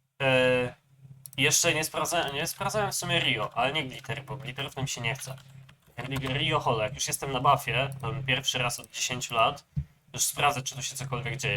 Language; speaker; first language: Polish; native; Polish